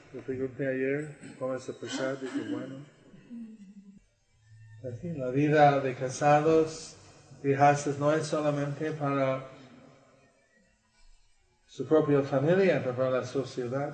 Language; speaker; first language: Spanish; non-native, learner; English